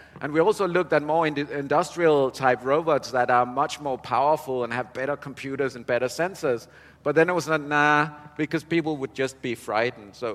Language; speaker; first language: English; non-native, fluent; Danish